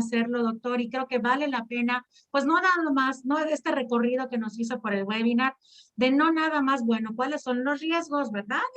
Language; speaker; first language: Spanish; native; Spanish